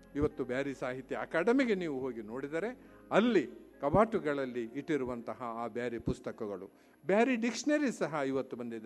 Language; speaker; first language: Kannada; non-native, local second language; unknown